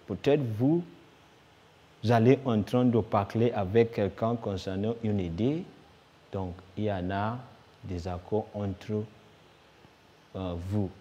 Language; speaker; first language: French; non-native, fluent; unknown